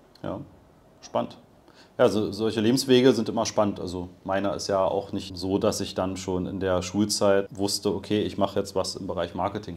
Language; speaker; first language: German; native; German